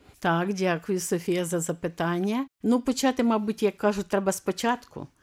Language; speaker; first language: Ukrainian; native; Ukrainian